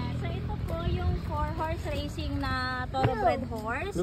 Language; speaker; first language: Filipino; native; Filipino